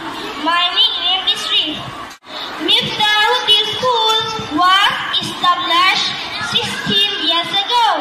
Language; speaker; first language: English; non-native, learner; Thai